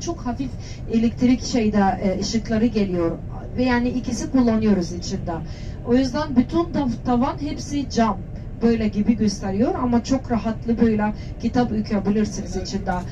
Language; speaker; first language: Turkish; non-native, learner; Arabic